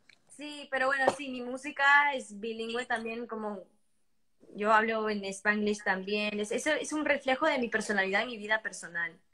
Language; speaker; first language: Spanish; early bilingual, heritage; Spanish